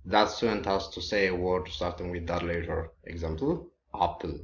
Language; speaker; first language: English; non-native, local second language; Amharic